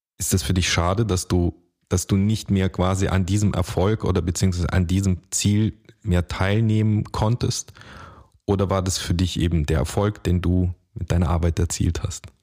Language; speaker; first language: German; early bilingual, other home language; Russian